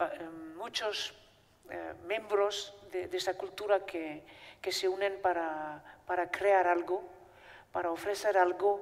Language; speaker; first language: Spanish; non-native, fluent; Basque